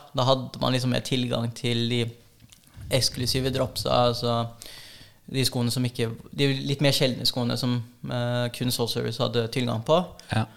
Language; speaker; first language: Norwegian; early bilingual, other home language; Filipino